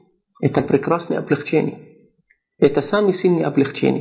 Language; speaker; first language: Russian; non-native, fluent; Arabic